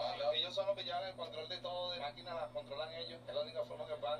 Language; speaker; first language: Spanish; native; Spanish